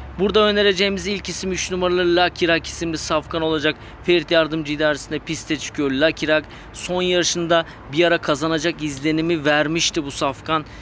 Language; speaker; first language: Turkish; native; Turkish